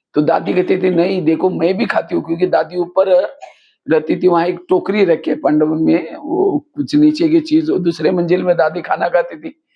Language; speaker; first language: Hindi; non-native, local second language; Marathi